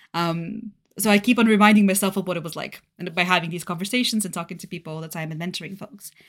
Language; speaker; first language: English; non-native, fluent; Bulgarian